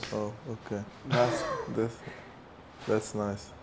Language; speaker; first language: English; early bilingual, other home language; French